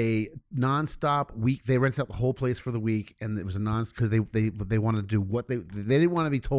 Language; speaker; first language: English; native; English